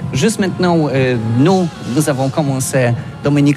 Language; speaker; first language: French; non-native, learner; Polish